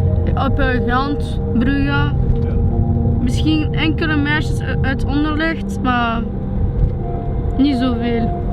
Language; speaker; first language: Dutch; non-native, local second language; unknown